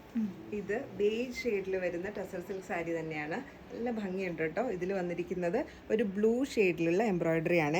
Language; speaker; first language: Malayalam; native; Malayalam